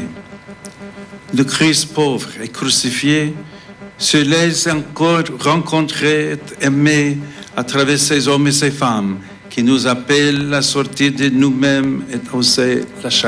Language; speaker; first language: French; non-native, fluent; English